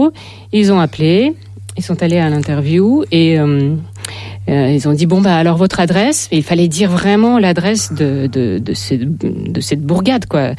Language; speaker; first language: French; non-native, fluent; Russian